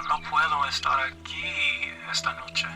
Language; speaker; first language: Spanish; non-native, learner; English